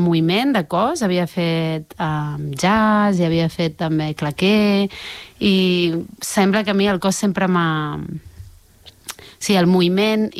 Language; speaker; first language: Catalan; native; Catalan